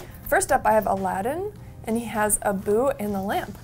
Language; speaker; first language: English; native; English